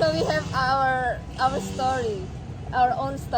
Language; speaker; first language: English; non-native, fluent; Indonesian